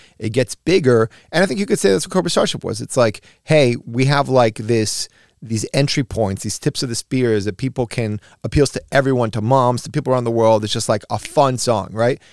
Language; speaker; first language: English; early bilingual, other home language; Spanish